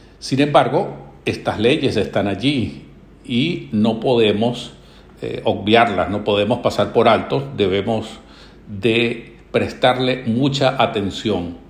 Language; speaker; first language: Spanish; native; Spanish